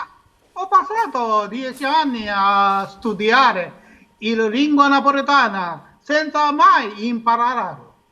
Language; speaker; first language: Italian; non-native, learner; Japanese